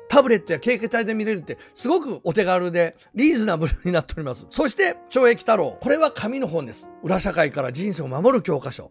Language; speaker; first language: Japanese; native; Japanese